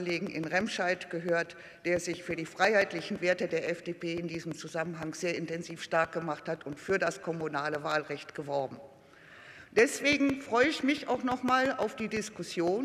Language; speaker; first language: German; native; German